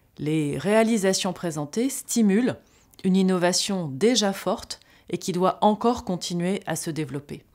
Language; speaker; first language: French; native; French